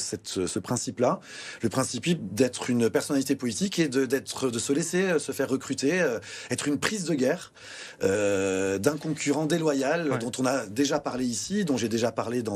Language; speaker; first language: French; native; French